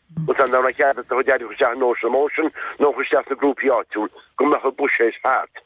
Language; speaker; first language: Irish; native; Irish